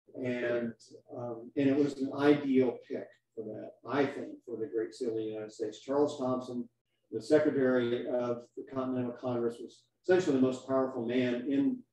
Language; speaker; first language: English; native; English